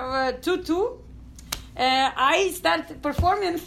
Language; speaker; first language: English; non-native, learner; Ukrainian